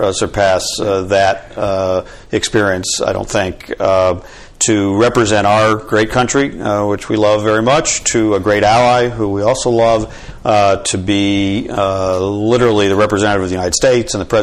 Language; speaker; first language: English; native; English